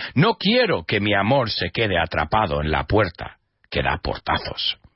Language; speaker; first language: Spanish; non-native, fluent; English